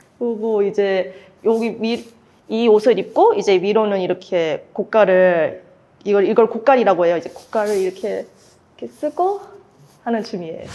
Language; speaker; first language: Korean; early bilingual, heritage; Korean